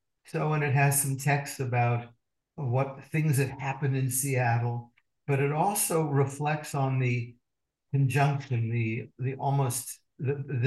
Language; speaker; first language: English; native; English